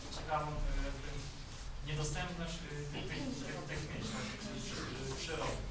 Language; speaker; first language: Polish; native; Polish